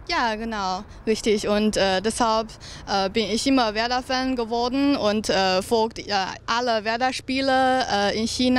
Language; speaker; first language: German; non-native, learner; Chinese